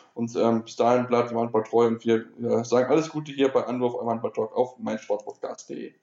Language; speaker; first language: German; native; German